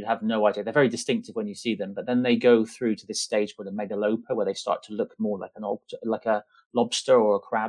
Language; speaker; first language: English; native; English